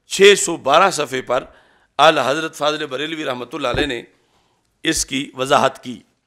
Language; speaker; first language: Urdu; non-native, local second language; Punjabi